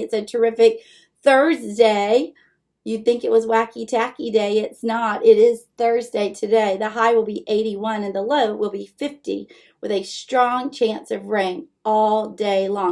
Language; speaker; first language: English; native; English